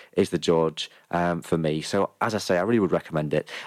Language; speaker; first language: English; native; English